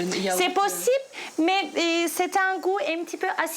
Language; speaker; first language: French; non-native, fluent; Turkish